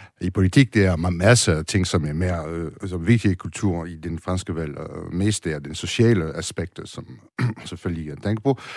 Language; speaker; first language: Danish; non-native, learner; French